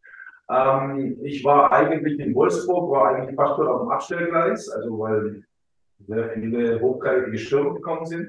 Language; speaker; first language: German; early bilingual, other home language; Croatian